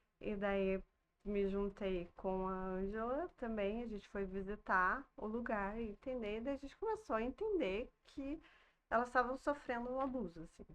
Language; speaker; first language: Portuguese; early bilingual, heritage; Portuguese